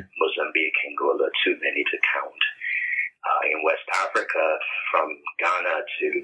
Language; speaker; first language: English; non-native, local second language; Yoruba